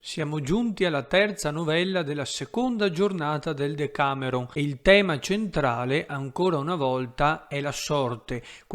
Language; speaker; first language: Italian; native; Italian